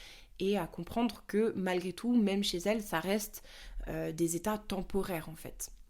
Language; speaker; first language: French; native; French